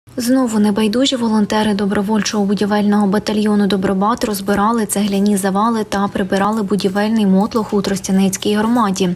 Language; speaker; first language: Ukrainian; native; Ukrainian